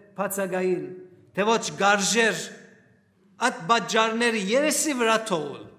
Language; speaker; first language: Armenian; early bilingual, heritage; Armenian